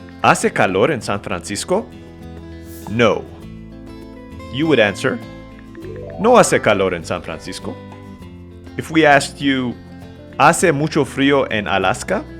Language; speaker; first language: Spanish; non-native, learner; English